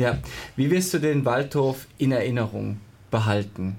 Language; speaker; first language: German; native; German